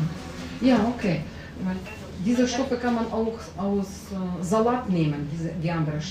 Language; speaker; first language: German; non-native, learner; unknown